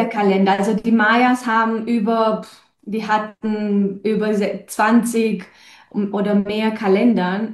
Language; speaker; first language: German; non-native, fluent; Romanian